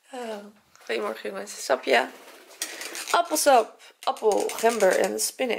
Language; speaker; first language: Dutch; native; Dutch